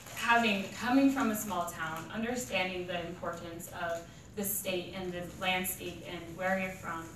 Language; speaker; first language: English; native; English